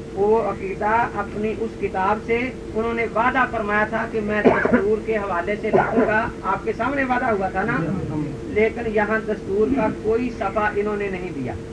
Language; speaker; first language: Urdu; native; Urdu